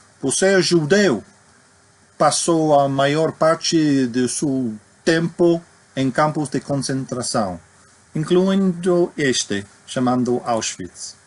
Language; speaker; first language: Portuguese; non-native, fluent; English